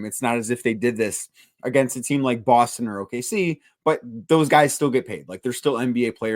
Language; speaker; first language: English; native; English